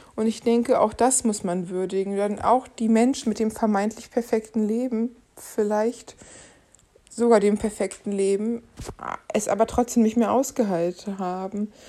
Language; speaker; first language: German; native; German